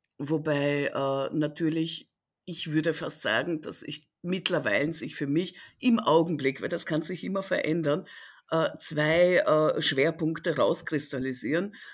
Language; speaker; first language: German; early bilingual, other home language; Russian